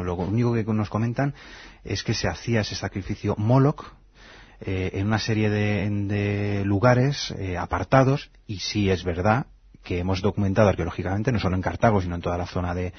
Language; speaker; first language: Spanish; native; Spanish